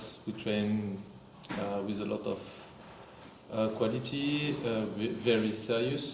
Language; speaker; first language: English; non-native, fluent; French